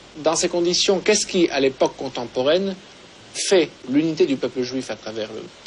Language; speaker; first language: French; native; French